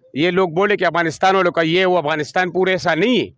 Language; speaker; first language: Urdu; native; Urdu